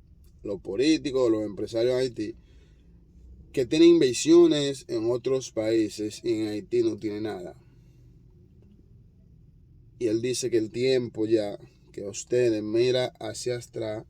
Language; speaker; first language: Spanish; non-native, fluent; Haitian Creole